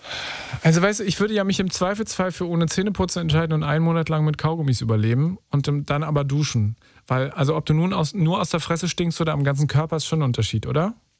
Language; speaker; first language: German; native; German